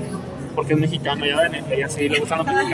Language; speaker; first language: Spanish; native; Spanish